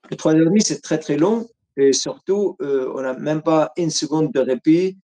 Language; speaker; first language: French; non-native, fluent; Arabic